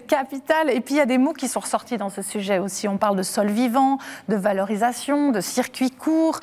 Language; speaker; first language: French; native; French